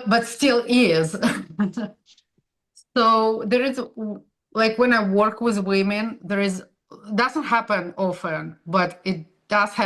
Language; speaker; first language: English; non-native, fluent; Russian